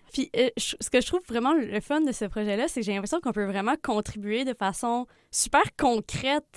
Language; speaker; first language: French; native; French